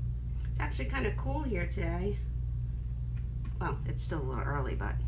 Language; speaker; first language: English; native; English